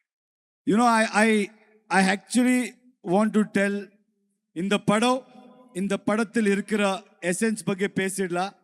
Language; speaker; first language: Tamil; non-native, learner; Kannada